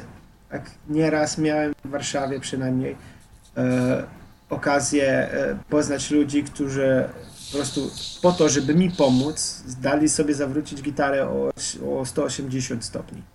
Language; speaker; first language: Polish; non-native, fluent; Slovenian